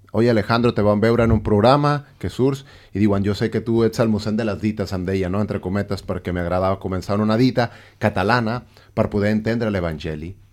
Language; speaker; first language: Catalan; non-native, fluent; Spanish